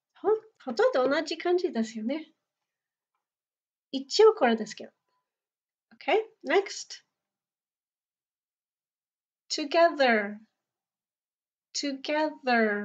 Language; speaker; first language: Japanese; non-native, fluent; English